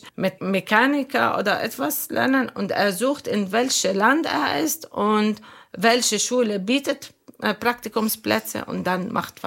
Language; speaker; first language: German; non-native, fluent; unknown